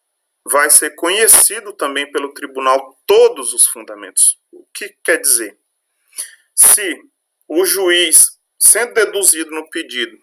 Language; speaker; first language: Portuguese; native; Portuguese